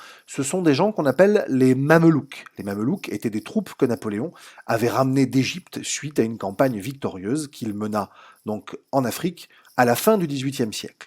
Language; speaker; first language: French; native; French